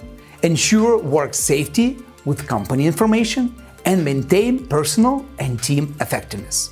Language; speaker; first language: English; non-native, fluent; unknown